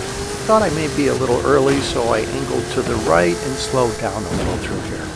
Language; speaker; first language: English; native; English